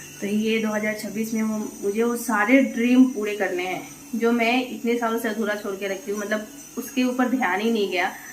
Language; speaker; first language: Hindi; native; Hindi